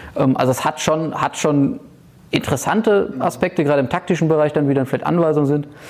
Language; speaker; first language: German; native; German